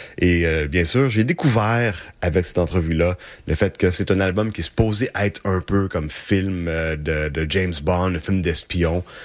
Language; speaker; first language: French; native; French